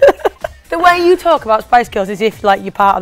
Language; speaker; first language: English; native; English